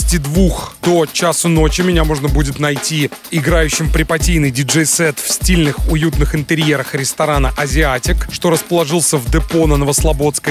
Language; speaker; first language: Russian; native; Russian